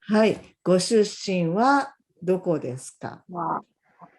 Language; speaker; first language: Japanese; non-native, fluent; English